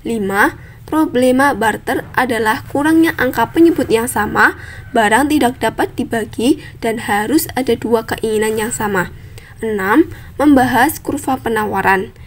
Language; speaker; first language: Indonesian; native; Indonesian